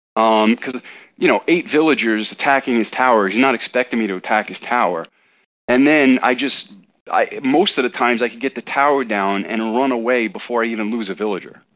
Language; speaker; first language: English; native; English